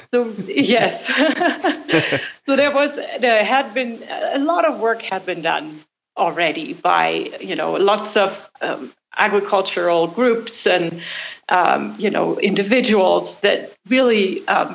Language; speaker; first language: English; non-native, fluent; German